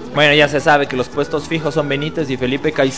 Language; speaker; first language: Spanish; native; Spanish